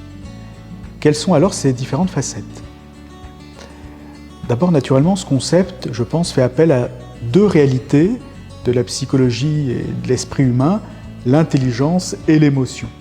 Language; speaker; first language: French; native; French